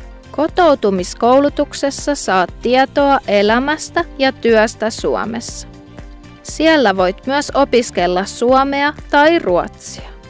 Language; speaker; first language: Finnish; non-native, fluent; Arabic